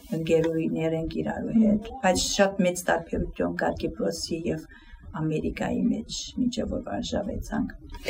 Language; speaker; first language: Armenian; early bilingual, heritage; Armenian